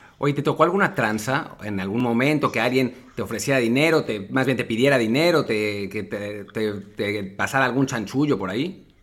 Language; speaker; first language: Spanish; native; Spanish